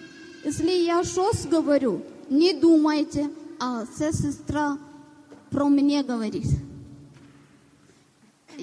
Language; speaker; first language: Ukrainian; non-native, learner; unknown